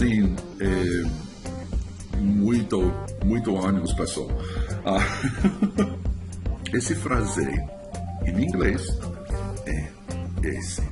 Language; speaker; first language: Portuguese; non-native, learner; English